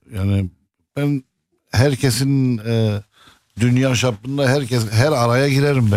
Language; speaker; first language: Turkish; non-native, local second language; Arabic